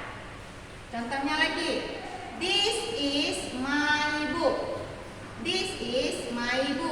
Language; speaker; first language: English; non-native, learner; Indonesian